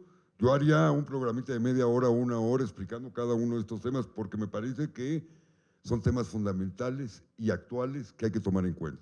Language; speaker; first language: Spanish; native; Spanish